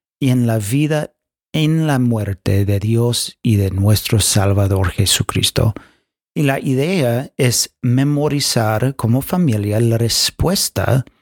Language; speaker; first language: Spanish; non-native, fluent; English